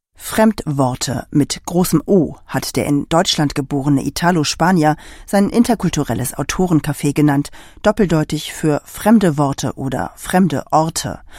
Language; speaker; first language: German; native; German